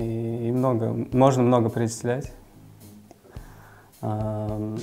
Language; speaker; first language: Russian; non-native, fluent; Uzbek